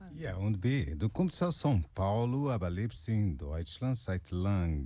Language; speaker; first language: German; non-native, learner; Portuguese